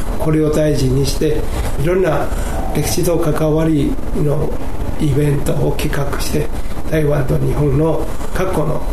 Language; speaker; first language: Japanese; non-native, fluent; Chinese